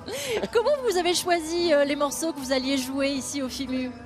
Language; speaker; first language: French; native; French